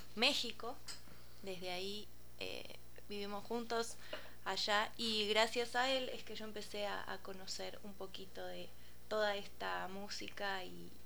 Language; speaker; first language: Spanish; native; Spanish